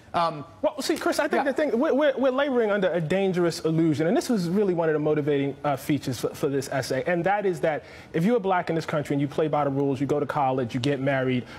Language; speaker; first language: English; native; English